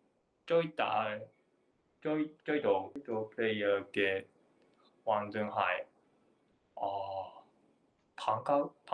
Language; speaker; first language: Cantonese; non-native, learner; Japanese